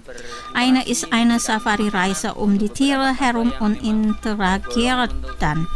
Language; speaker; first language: German; non-native, fluent; Indonesian